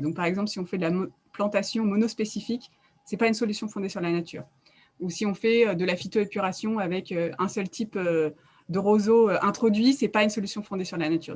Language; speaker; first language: French; native; French